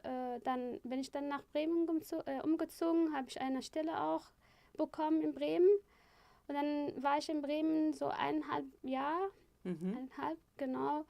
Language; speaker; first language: German; non-native, fluent; Arabic